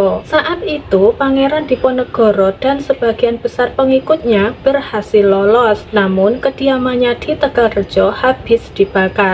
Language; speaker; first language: Indonesian; native; Indonesian